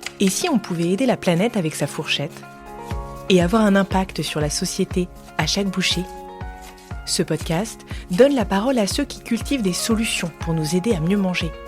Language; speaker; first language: French; native; French